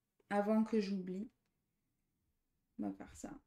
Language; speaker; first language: French; native; French